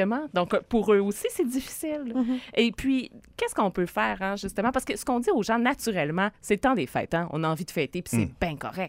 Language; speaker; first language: French; native; French